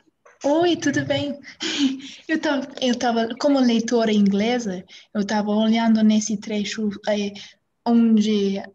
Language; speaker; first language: Portuguese; non-native, learner; English